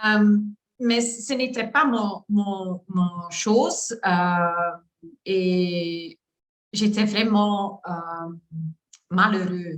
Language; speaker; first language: French; non-native, learner; Dutch